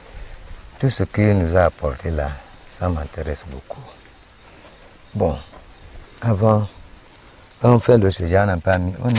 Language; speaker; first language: French; non-native, learner; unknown